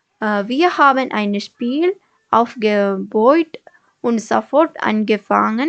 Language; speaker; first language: German; non-native, learner; Malayalam